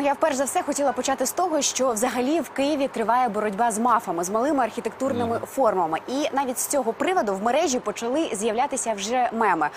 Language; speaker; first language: Ukrainian; native; Ukrainian